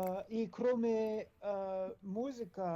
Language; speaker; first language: Russian; non-native, learner; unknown